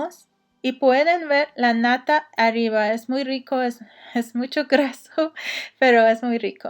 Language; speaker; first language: Spanish; non-native, learner; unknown